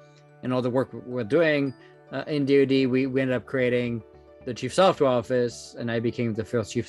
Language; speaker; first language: English; non-native, fluent; French